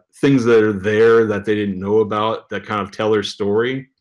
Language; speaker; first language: English; native; English